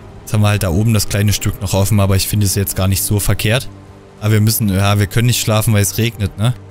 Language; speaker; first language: German; native; German